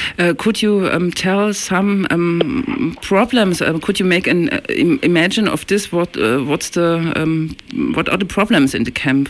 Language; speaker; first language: English; non-native, learner; German